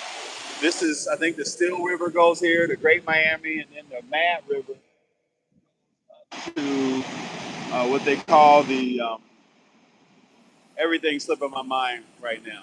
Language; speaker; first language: English; native; English